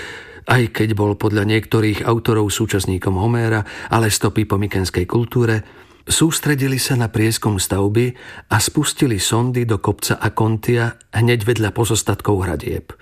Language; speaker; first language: Slovak; native; Slovak